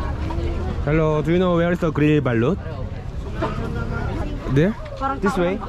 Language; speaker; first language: English; non-native, learner; Korean